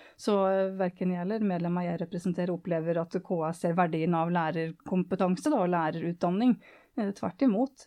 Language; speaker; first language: Norwegian; native; Norwegian